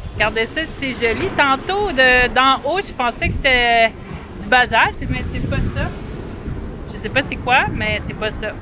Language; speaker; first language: French; native; French